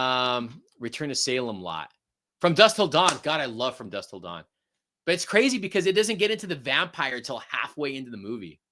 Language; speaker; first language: English; native; English